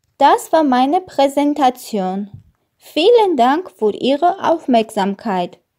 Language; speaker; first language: German; non-native, learner; Armenian